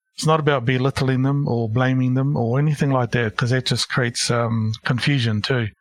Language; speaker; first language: English; native; English